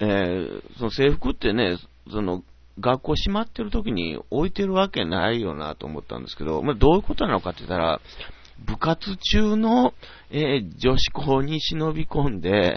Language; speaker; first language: Japanese; native; Japanese